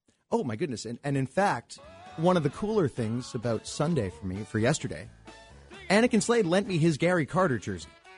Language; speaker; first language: English; native; English